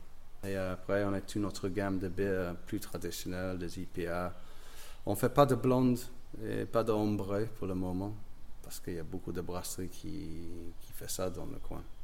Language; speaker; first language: French; non-native, learner; English